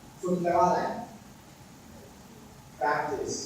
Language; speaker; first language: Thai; non-native, learner; English